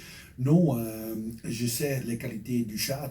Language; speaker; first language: French; non-native, fluent; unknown